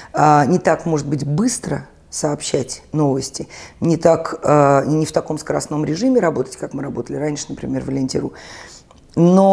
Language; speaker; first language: Russian; native; Russian